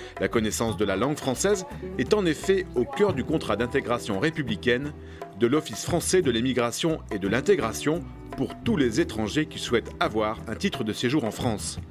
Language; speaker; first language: French; native; French